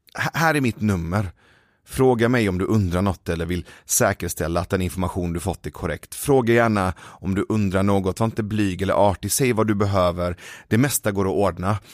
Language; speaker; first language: Swedish; early bilingual, other home language; Persian